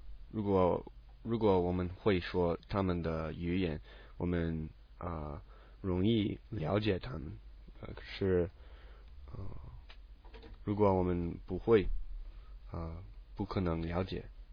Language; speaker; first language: Chinese; non-native, learner; English